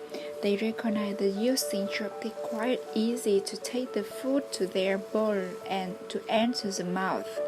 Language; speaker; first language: English; non-native, learner; Vietnamese